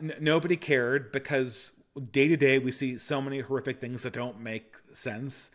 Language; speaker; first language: English; native; English